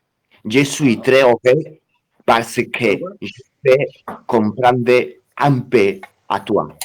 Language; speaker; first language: French; non-native, learner; Spanish